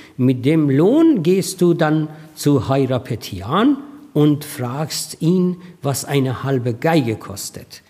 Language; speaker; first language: German; non-native, fluent; Persian